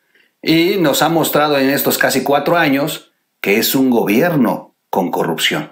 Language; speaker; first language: Spanish; native; Spanish